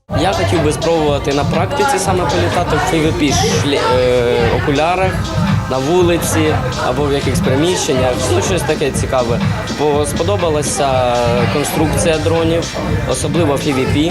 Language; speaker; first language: Ukrainian; native; Ukrainian